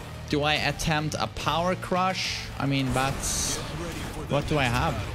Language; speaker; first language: English; non-native, fluent; Swedish